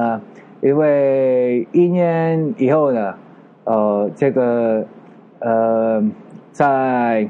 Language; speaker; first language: Chinese; non-native, learner; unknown